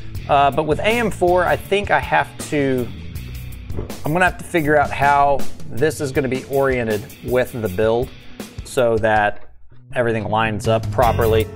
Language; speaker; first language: English; native; English